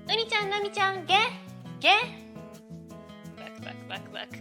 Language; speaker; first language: Turkish; non-native, learner; Japanese